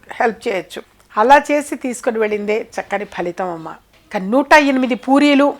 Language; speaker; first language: Telugu; native; Telugu